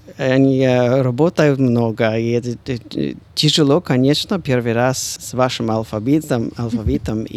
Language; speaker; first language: Russian; non-native, fluent; English